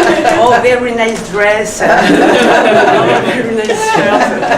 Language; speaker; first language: English; non-native, learner; French